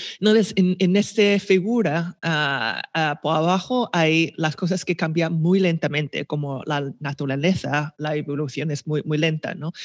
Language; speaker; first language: Spanish; non-native, fluent; Chinese